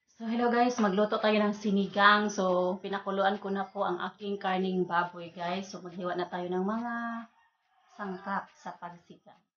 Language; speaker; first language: Filipino; non-native, local second language; Cebuano